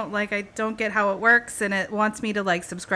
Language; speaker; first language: English; native; English